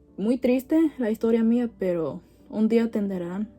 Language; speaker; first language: Spanish; early bilingual, heritage; Spanish